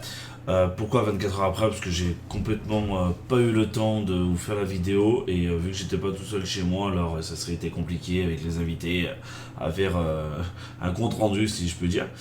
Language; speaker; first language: French; native; French